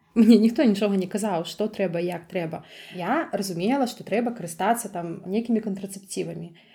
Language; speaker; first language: Belarusian; native; Belarusian